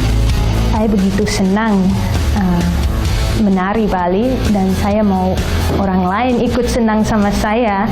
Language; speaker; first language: Indonesian; non-native, fluent; English